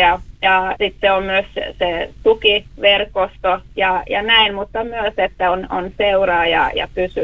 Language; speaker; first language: Finnish; non-native, local second language; Swedish